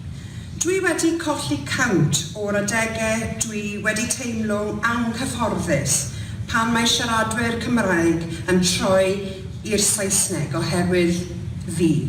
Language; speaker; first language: Welsh; non-native, local second language; English